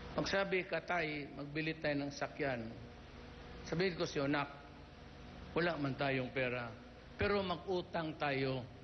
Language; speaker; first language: Filipino; non-native, local second language; Cebuano